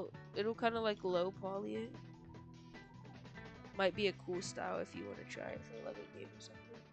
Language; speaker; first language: English; native; English